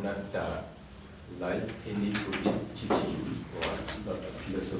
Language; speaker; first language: English; non-native, learner; Shan